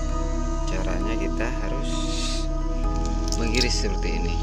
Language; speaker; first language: Indonesian; native; Indonesian